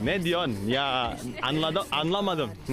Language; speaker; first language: Turkish; non-native, learner; Indonesian